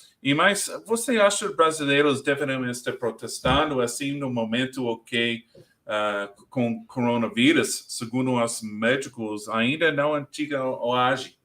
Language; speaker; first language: Portuguese; non-native, learner; English